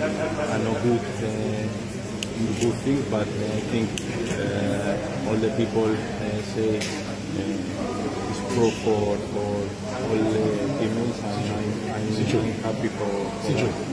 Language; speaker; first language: English; non-native, learner; Spanish